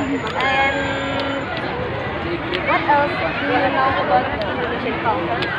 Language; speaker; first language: English; non-native, learner; Indonesian